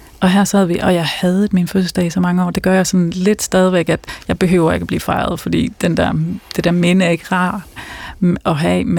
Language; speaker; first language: Danish; early bilingual, other home language; Persian